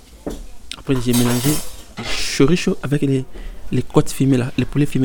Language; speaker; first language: French; non-native, learner; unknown